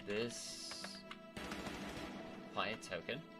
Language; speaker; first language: English; native; English